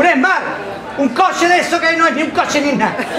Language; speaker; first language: Spanish; native; Spanish